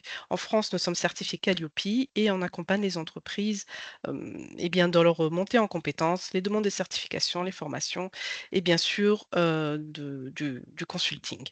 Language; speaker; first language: French; native; French